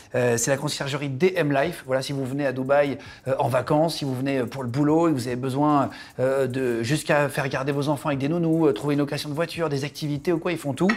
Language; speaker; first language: French; native; French